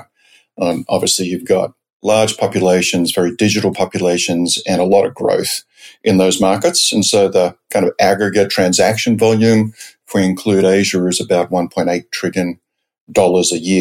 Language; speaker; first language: English; native; English